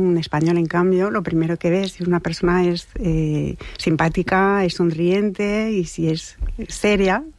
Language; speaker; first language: Spanish; non-native, fluent; French